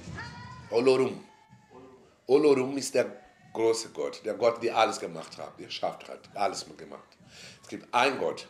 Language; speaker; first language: German; non-native, fluent; Portuguese